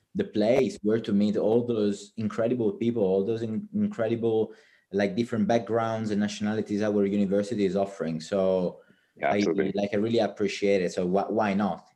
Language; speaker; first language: English; non-native, fluent; Italian